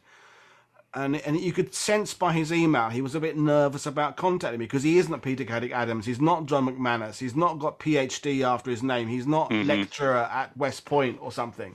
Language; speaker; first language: English; native; English